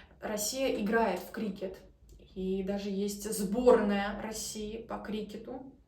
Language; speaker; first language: Russian; native; Russian